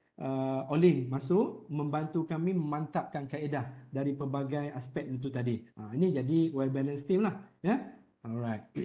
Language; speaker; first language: Malay; native; Malay